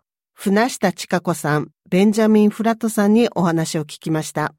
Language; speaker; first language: Japanese; native; Japanese